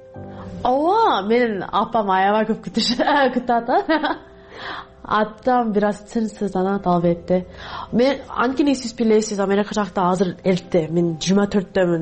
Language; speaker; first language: Kyrgyz; non-native, learner; English